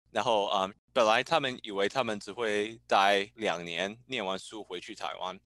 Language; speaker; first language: Chinese; early bilingual, heritage; Chinese